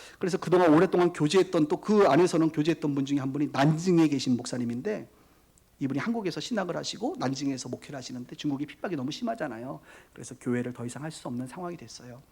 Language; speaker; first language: Korean; native; Korean